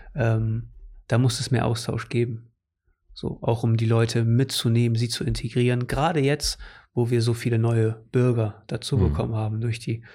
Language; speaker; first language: German; early bilingual, other home language; Portuguese